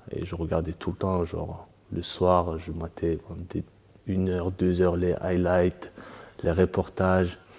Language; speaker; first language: French; early bilingual, other home language; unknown